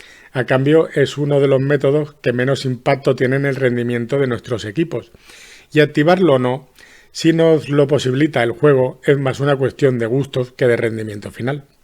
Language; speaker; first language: Spanish; native; Spanish